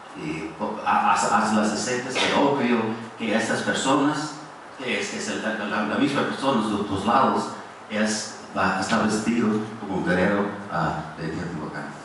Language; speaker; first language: Spanish; non-native, fluent; English